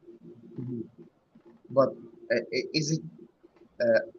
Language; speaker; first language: English; non-native, learner; Arabic